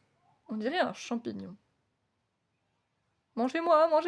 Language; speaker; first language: French; native; French